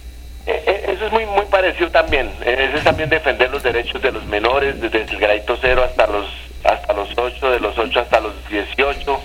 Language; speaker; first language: Spanish; native; Spanish